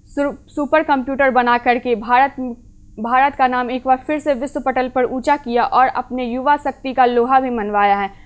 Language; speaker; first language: Hindi; native; Hindi